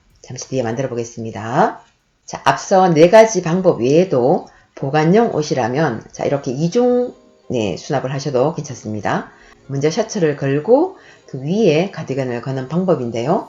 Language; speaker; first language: Korean; native; Korean